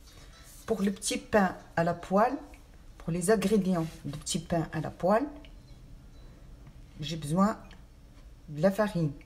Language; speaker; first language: French; non-native, fluent; Arabic